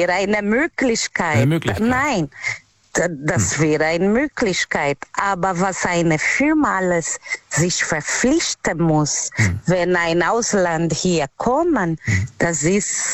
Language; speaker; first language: German; non-native, learner; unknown